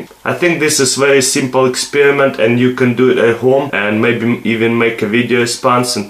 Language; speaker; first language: English; non-native, fluent; Russian